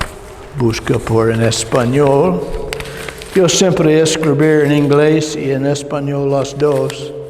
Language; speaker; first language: Spanish; non-native, learner; English